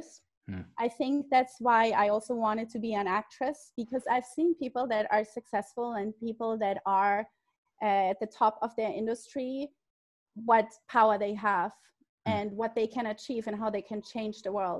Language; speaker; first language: English; non-native, fluent; German